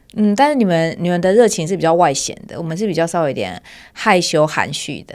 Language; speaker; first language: Chinese; native; Chinese